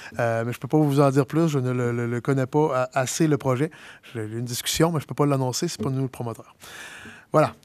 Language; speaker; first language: French; native; French